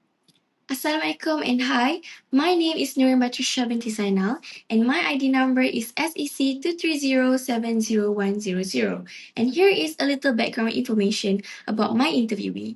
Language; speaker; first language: English; non-native, local second language; Malay